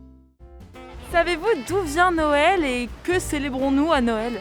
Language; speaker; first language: French; native; French